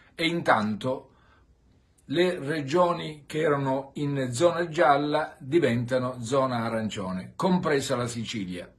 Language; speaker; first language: Italian; native; Italian